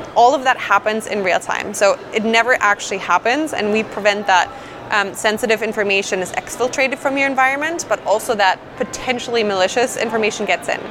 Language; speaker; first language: English; non-native, fluent; German